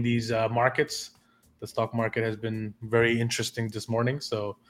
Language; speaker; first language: English; non-native, local second language; Hindi